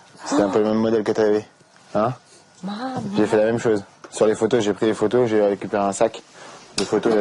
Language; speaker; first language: French; native; French